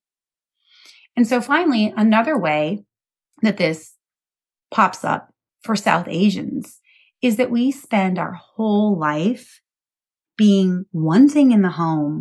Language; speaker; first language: English; native; English